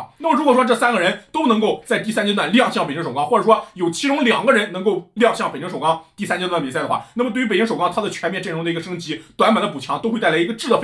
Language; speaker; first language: Chinese; native; Chinese